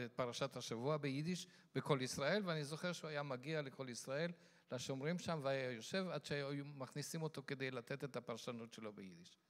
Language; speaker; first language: Hebrew; non-native, fluent; Yiddish